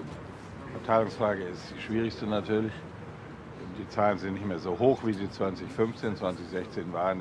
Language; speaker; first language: German; native; German